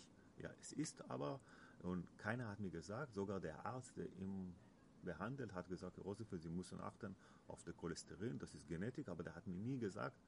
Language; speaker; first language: German; non-native, learner; Hebrew